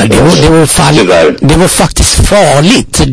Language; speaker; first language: Swedish; non-native, fluent; Amharic